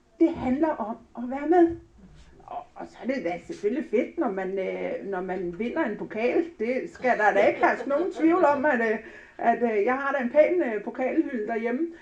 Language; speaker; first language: Danish; native; Danish